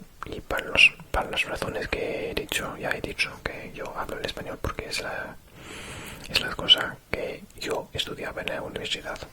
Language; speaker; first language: Spanish; non-native, fluent; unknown